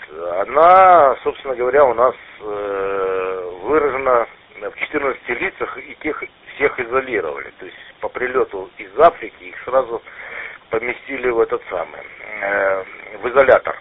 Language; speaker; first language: Russian; native; Russian